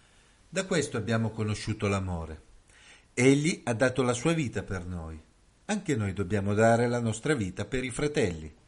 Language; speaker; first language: Italian; native; Italian